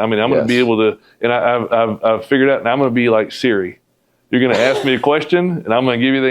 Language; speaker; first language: English; native; English